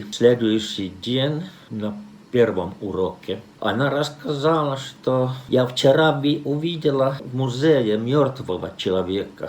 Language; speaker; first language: Russian; non-native, fluent; Finnish